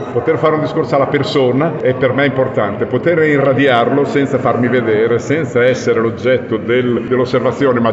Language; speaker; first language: Italian; native; Italian